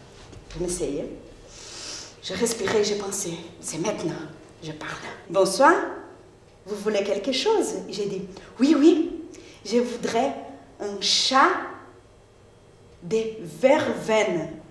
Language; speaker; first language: French; non-native, learner; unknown